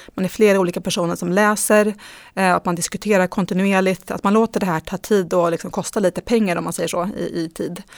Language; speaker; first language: Swedish; native; Swedish